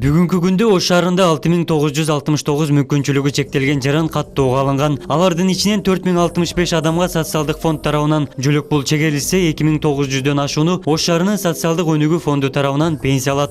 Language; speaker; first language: Kyrgyz; native; Kyrgyz